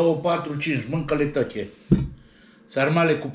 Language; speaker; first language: Romanian; native; Romanian